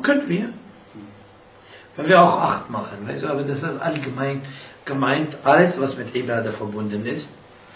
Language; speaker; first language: German; non-native, fluent; Arabic